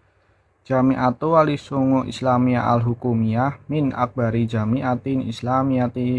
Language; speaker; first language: Arabic; non-native, learner; Indonesian